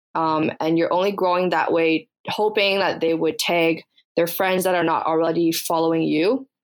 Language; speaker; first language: English; early bilingual, other home language; Chinese